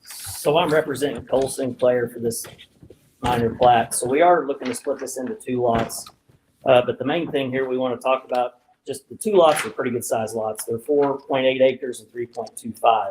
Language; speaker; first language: English; native; English